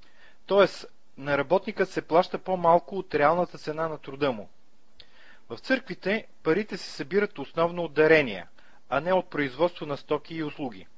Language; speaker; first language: Bulgarian; native; Bulgarian